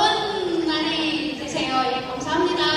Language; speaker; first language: Korean; non-native, learner; Indonesian